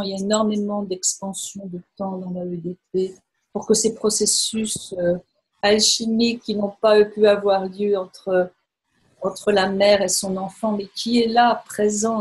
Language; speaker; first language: French; native; French